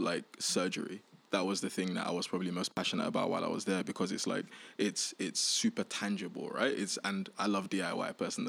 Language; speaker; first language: English; native; English